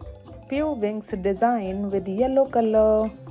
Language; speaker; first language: English; non-native, local second language; Hindi